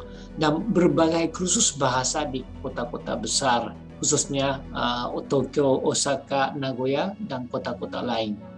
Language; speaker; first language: Indonesian; non-native, fluent; Japanese